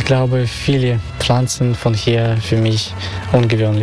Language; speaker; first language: German; non-native, fluent; Russian